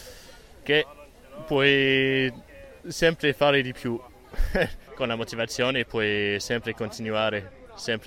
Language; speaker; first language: Italian; non-native, learner; English